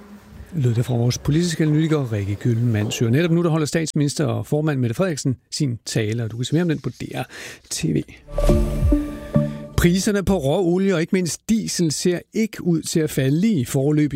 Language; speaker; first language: Danish; native; Danish